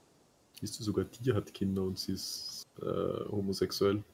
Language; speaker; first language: German; native; German